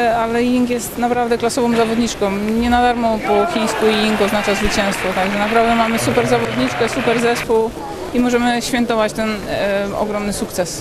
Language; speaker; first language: Polish; native; Polish